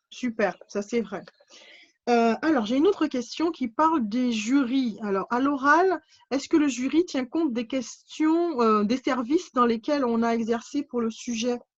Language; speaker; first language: French; native; French